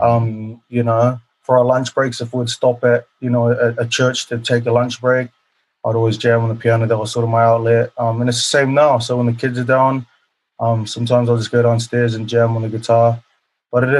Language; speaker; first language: English; native; English